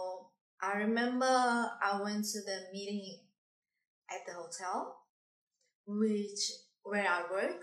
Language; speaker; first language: English; non-native, fluent; Indonesian